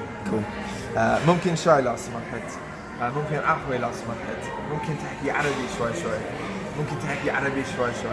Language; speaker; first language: Arabic; non-native, learner; English